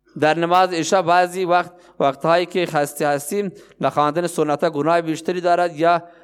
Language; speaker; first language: Persian; non-native, local second language; Baluchi